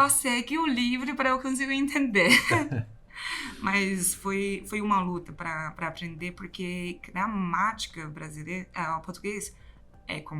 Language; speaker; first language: Portuguese; non-native, fluent; Chinese